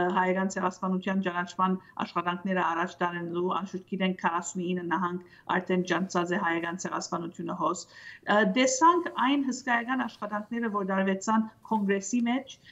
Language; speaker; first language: Armenian; early bilingual, heritage; Armenian